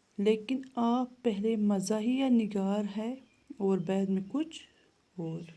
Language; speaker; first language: Urdu; non-native, local second language; Kashmiri